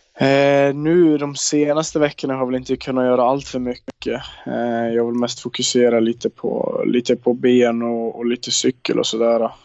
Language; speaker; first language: Swedish; native; Swedish